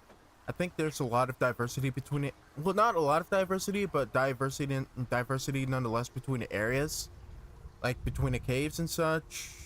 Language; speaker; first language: English; native; English